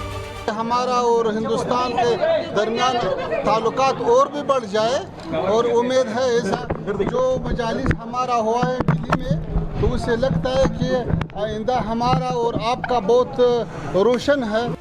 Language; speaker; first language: Hindi; non-native, fluent; Pashto